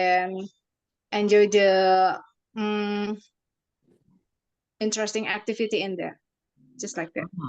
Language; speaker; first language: English; non-native, learner; Indonesian